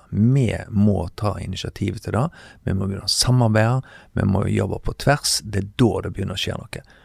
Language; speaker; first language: Norwegian; native; Norwegian